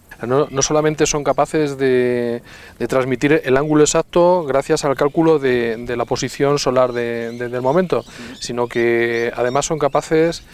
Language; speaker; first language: Spanish; native; Spanish